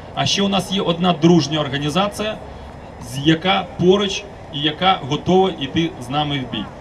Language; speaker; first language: Ukrainian; non-native, local second language; Russian